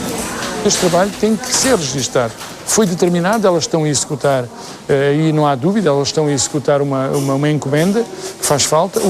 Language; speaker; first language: Portuguese; native; Portuguese